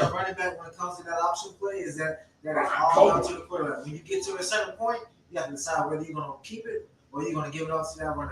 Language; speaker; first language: English; native; English